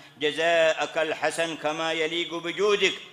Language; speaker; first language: Arabic; native; Arabic